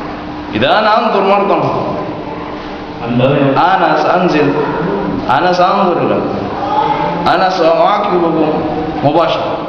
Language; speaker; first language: Arabic; non-native, learner; Indonesian